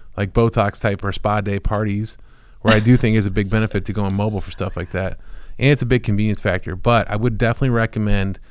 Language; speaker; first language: English; native; English